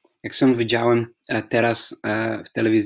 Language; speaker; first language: Polish; non-native, fluent; English